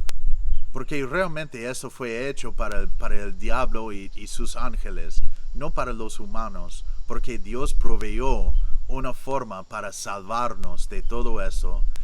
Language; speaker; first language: Spanish; non-native, fluent; English